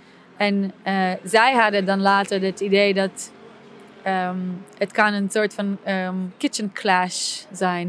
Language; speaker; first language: Dutch; non-native, fluent; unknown